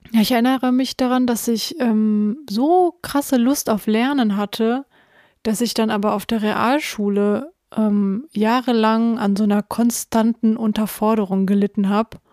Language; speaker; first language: German; early bilingual, other home language; Russian